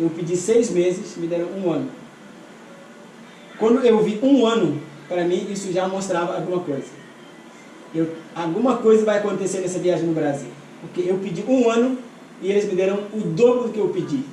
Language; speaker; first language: Portuguese; non-native, fluent; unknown